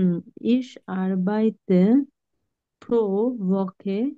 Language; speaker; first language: German; non-native, learner; Bangla